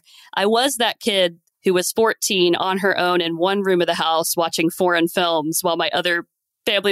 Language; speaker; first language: English; native; English